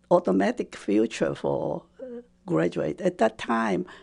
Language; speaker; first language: English; non-native, fluent; Japanese